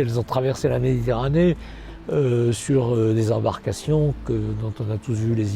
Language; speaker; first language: French; native; French